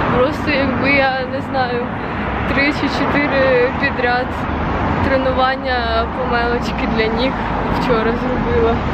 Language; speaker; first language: Ukrainian; non-native, local second language; Russian